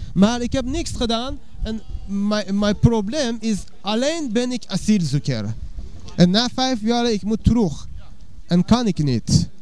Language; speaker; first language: Dutch; non-native, learner; Persian